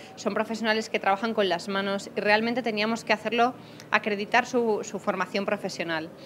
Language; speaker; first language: Spanish; native; Spanish